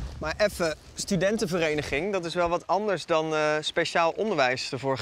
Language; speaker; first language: Dutch; native; Dutch